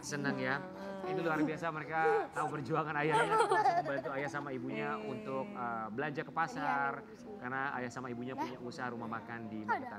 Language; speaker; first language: Indonesian; native; Indonesian